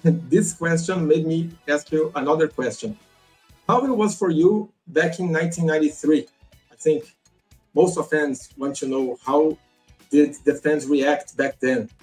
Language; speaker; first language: English; non-native, fluent; Portuguese